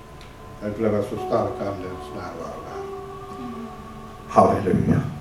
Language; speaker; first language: Swedish; non-native, fluent; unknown